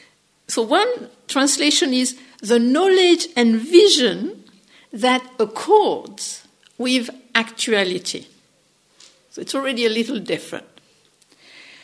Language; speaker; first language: English; non-native, fluent; French